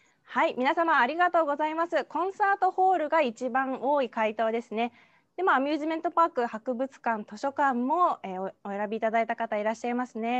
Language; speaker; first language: Japanese; native; Japanese